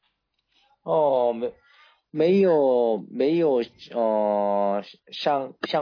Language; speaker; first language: Chinese; non-native, learner; Korean